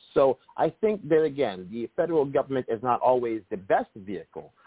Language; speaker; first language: English; native; English